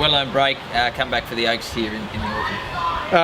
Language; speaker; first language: English; native; English